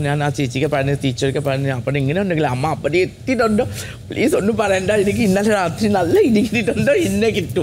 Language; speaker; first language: Malayalam; non-native, fluent; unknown